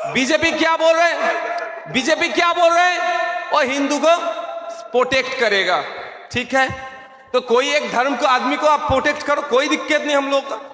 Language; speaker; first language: Hindi; non-native, local second language; Bangla